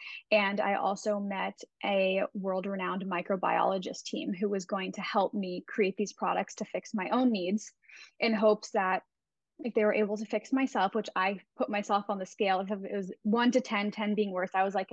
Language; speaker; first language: English; native; English